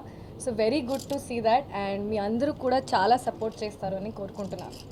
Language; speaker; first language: Telugu; non-native, fluent; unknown